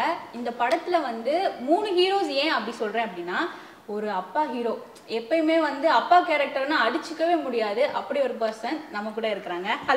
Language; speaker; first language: Tamil; native; Tamil